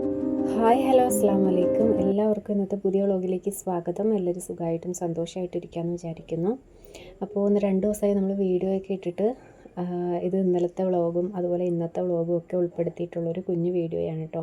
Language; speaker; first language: Malayalam; native; Malayalam